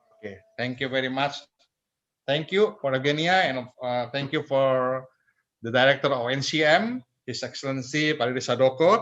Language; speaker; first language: English; non-native, fluent; Indonesian